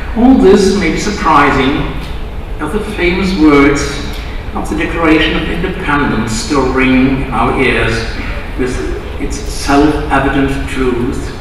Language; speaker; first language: English; non-native, fluent; German